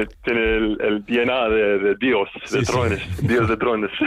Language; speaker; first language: Spanish; non-native, learner; Icelandic